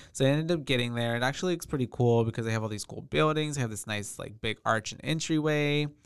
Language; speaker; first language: English; native; English